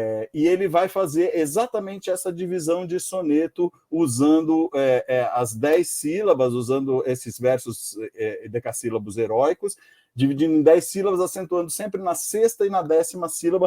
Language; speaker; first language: Portuguese; native; Portuguese